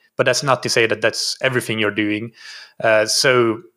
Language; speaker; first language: English; non-native, fluent; Finnish